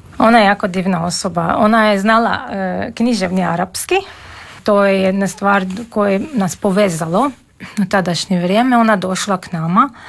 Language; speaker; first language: Serbian; non-native, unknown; Armenian